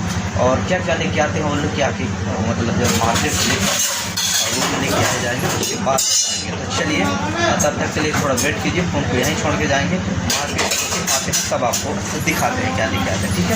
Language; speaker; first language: Hindi; non-native, local second language; Chhattisgarhi